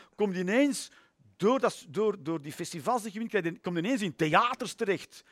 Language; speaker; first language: Dutch; native; Dutch